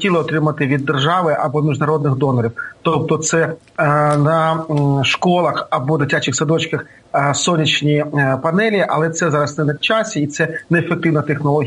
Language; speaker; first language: Ukrainian; native; Ukrainian